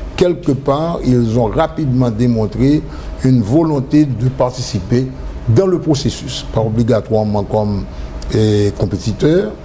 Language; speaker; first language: French; non-native, local second language; Haitian Creole